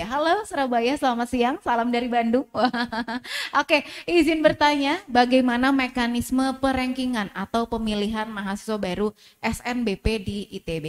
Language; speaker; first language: Indonesian; native; Indonesian